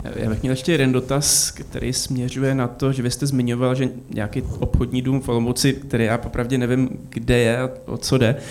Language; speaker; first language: Czech; native; Czech